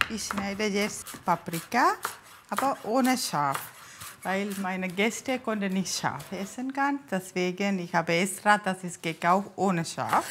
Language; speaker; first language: German; non-native, learner; Tamil